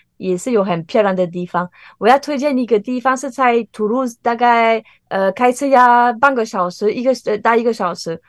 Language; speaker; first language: Chinese; non-native, fluent; French